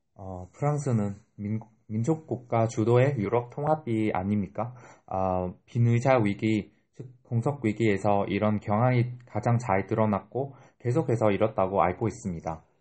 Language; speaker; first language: Korean; non-native, fluent; Vietnamese